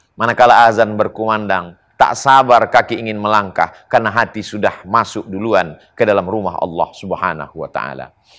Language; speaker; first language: Malay; native; Malay